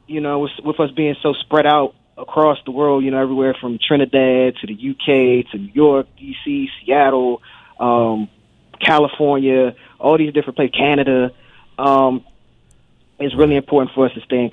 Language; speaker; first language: English; native; English